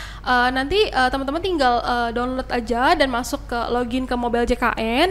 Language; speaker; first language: Indonesian; native; Indonesian